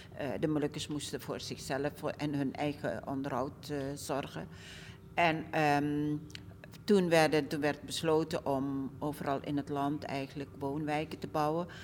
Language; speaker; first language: Dutch; early bilingual, other home language; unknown